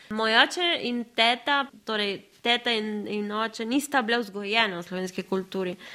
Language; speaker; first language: Slovenian; early bilingual, other home language; Spanish